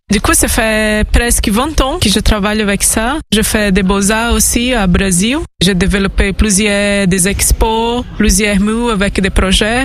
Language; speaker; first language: French; non-native, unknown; Portuguese